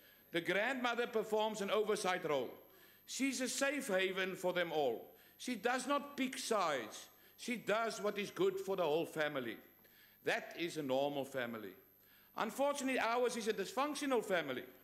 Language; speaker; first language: English; non-native, local second language; Afrikaans